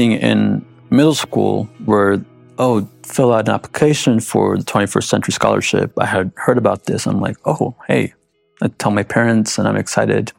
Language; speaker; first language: English; native; English